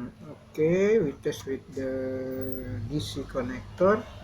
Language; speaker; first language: English; non-native, learner; Indonesian